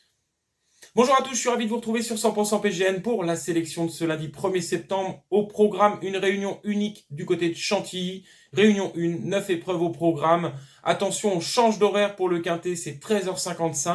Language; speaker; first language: French; native; French